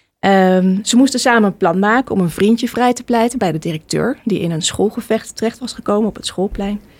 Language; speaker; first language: Dutch; native; Dutch